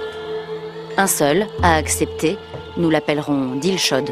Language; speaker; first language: French; native; French